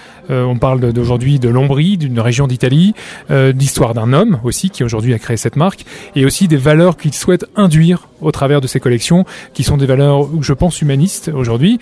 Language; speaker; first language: French; native; French